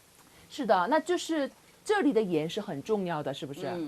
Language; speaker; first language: Chinese; non-native, learner; Korean